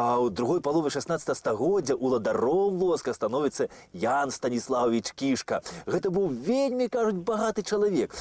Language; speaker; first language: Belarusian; native; Belarusian